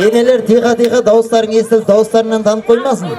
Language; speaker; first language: Kazakh; native; Kazakh